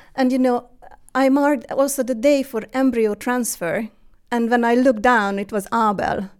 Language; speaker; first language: English; non-native, fluent; Hungarian